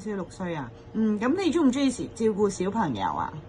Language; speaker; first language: Cantonese; native; Cantonese